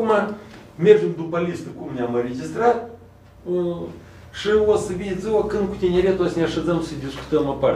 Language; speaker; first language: Romanian; non-native, local second language; Russian